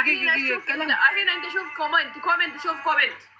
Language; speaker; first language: Arabic; non-native, learner; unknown